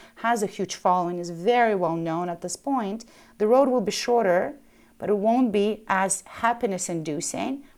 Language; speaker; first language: English; early bilingual, other home language; Ukrainian